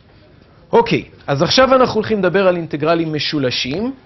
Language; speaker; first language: Hebrew; native; Hebrew